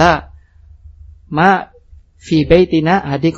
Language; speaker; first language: Arabic; non-native, fluent; Indonesian